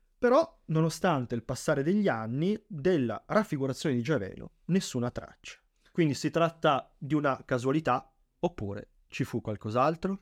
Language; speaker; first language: Italian; native; Italian